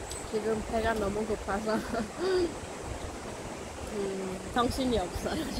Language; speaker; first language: Korean; non-native, local second language; Khmer